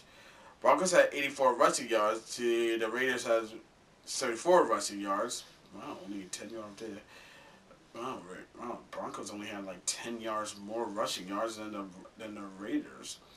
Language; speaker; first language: English; native; English